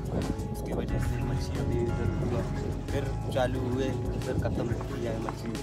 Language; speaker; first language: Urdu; non-native, local second language; Baluchi